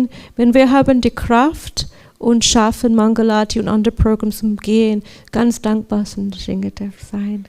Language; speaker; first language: German; non-native, learner; English